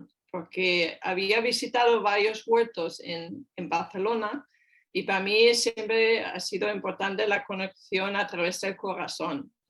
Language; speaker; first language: Spanish; non-native, fluent; German